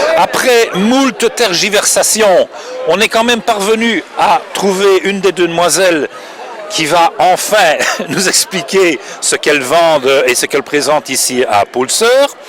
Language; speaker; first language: French; native; French